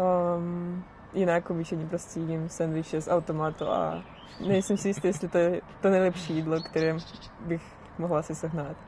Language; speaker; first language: Czech; non-native, fluent; Russian